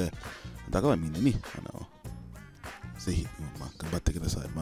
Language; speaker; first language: Japanese; non-native, fluent; English